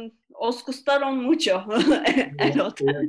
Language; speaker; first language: Spanish; non-native, learner; Turkish